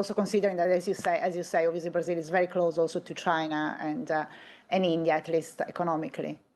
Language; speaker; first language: English; non-native, fluent; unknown